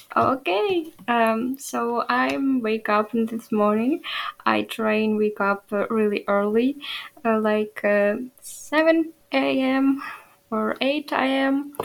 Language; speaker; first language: English; non-native, learner; Ukrainian